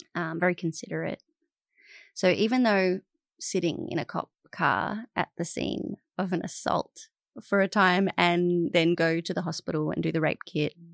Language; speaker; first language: English; native; English